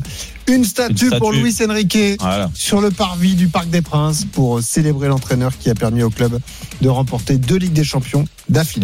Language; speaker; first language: French; native; French